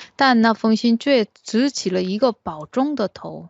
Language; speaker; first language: Chinese; non-native, fluent; Korean